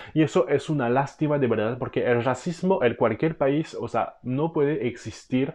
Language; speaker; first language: Spanish; non-native, fluent; French